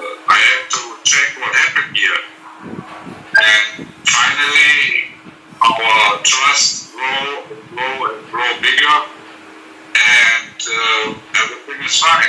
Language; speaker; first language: English; non-native, fluent; German